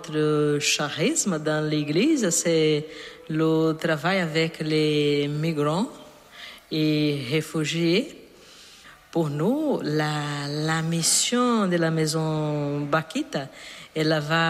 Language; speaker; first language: French; non-native, learner; Portuguese